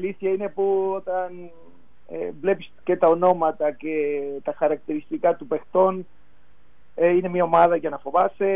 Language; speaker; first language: Greek; non-native, fluent; Spanish